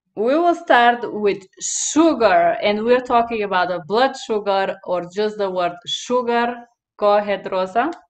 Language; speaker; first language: English; non-native, fluent; Bulgarian